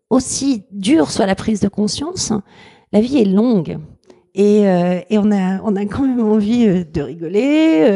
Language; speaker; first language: French; native; French